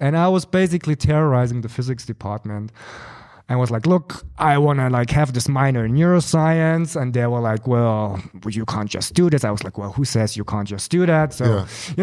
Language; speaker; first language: English; non-native, fluent; German